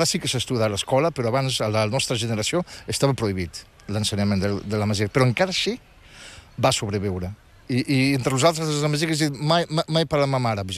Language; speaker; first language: Catalan; non-native, fluent; Riffian